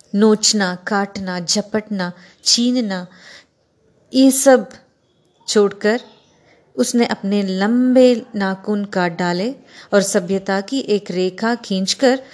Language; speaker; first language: Hindi; non-native, local second language; Kannada